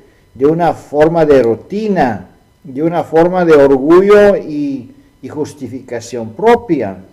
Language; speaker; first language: Spanish; non-native, fluent; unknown